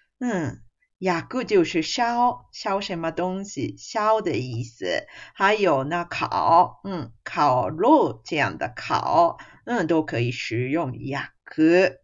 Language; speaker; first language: Chinese; non-native, fluent; Japanese